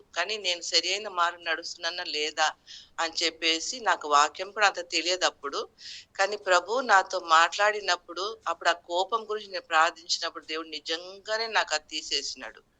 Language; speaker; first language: Telugu; non-native, local second language; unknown